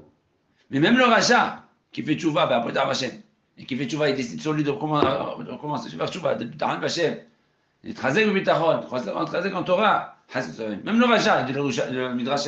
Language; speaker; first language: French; native; French